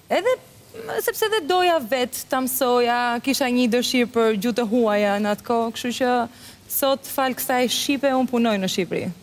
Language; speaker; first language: Albanian; early bilingual, heritage; Albanian